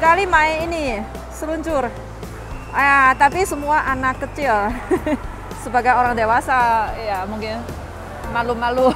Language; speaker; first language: Indonesian; non-native, fluent; Chinese